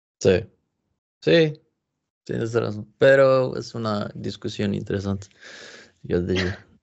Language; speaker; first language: Spanish; non-native, learner; Swedish